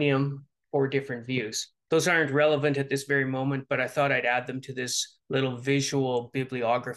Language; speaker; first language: English; native; English